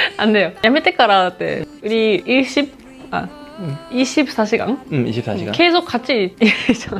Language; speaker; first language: Korean; non-native, fluent; Japanese